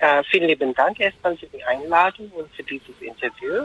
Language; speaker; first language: German; non-native, fluent; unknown